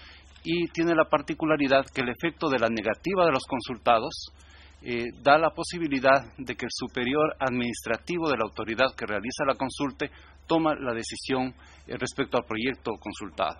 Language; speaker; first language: Spanish; native; Spanish